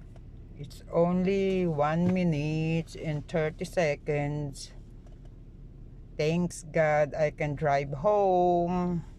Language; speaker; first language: English; non-native, local second language; Filipino